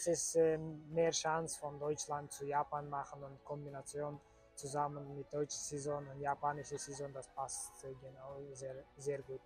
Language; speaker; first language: German; non-native, learner; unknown